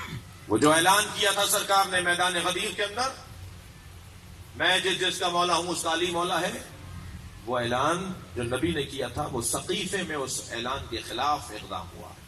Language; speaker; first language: Urdu; native; Urdu